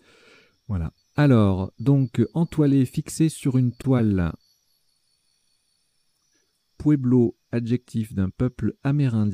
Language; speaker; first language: French; native; French